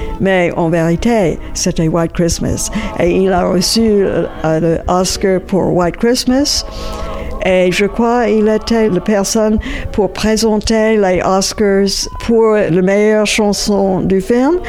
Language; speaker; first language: French; non-native, fluent; English